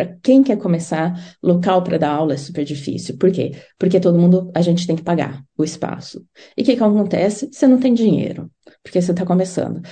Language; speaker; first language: Portuguese; native; Portuguese